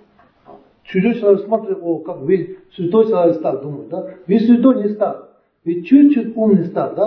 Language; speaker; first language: Russian; non-native, learner; Tibetan